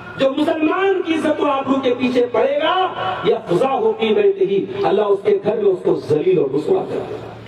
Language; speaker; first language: Urdu; native; Urdu